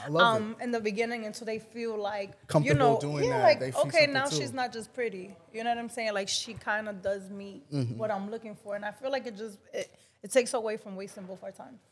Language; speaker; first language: English; non-native, fluent; Spanish